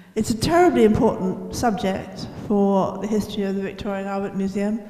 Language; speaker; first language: English; native; English